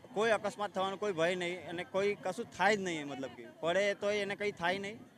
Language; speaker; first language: Gujarati; non-native, local second language; Rathawi